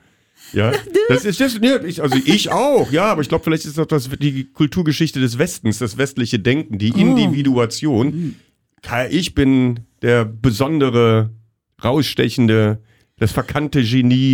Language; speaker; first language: German; native; German